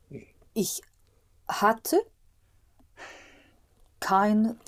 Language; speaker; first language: German; non-native, learner; English